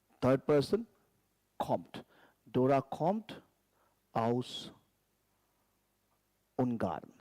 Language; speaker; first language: German; non-native, fluent; Hindi